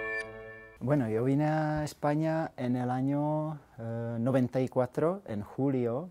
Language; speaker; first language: Spanish; non-native, fluent; Czech